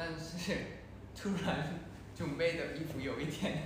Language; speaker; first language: Chinese; non-native, learner; Thai